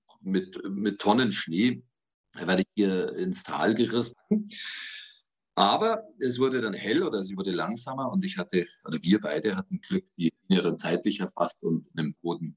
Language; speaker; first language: German; native; German